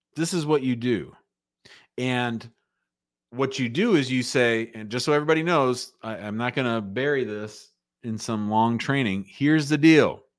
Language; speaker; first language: English; native; English